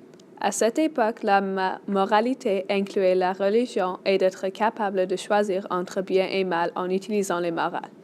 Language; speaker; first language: French; non-native, local second language; English